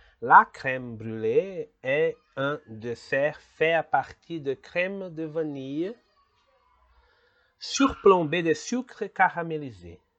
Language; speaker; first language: French; non-native, learner; Portuguese